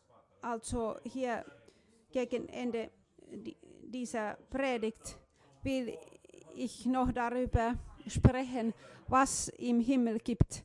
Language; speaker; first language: German; non-native, fluent; Finnish